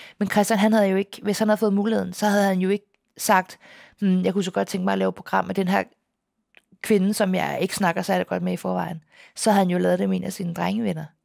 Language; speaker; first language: Danish; native; Danish